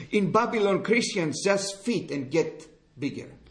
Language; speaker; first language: English; non-native, fluent; Greek